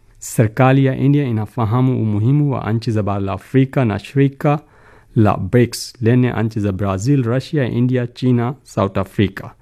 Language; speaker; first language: Swahili; non-native, fluent; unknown